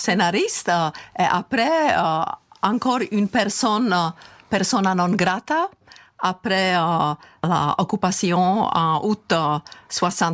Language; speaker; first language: French; non-native, fluent; Czech